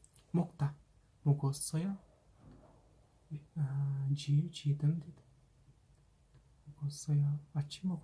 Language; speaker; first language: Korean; non-native, fluent; Kazakh